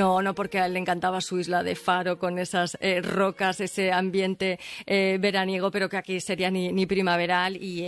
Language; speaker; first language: Spanish; native; Spanish